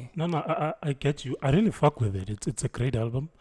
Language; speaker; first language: English; non-native, local second language; Zulu